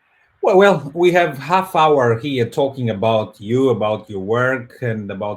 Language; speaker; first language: English; non-native, fluent; Portuguese